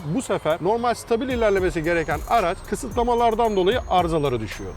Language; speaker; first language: Turkish; native; Turkish